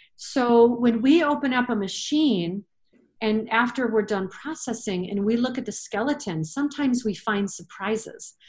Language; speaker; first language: English; native; English